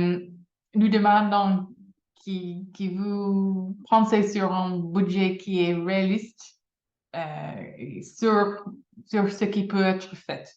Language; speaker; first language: French; non-native, fluent; English